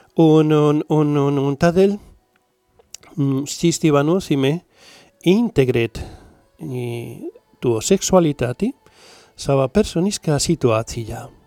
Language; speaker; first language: Latvian; non-native, learner; Spanish